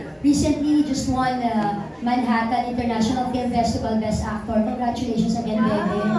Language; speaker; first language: English; non-native, local second language; Filipino